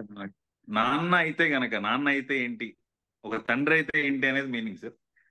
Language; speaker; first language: Telugu; native; Telugu